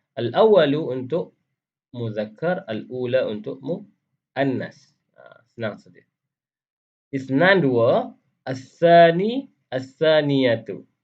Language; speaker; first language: Malay; native; Malay